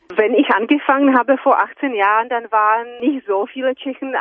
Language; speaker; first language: German; non-native, fluent; Czech